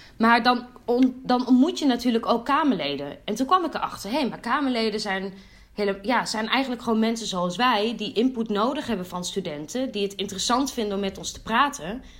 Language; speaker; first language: Dutch; native; Dutch